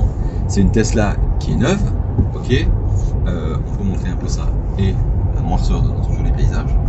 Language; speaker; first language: French; native; French